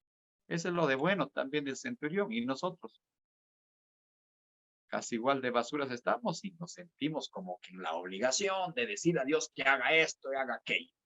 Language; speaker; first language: Spanish; native; Spanish